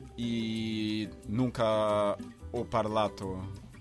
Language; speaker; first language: Italian; non-native, learner; Portuguese